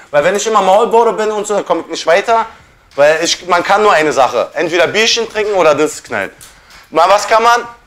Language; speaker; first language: German; early bilingual, other home language; Turkish